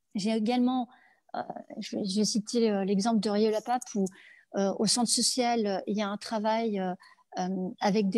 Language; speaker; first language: French; native; French